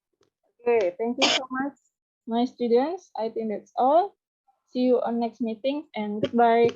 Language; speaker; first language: English; non-native, learner; Indonesian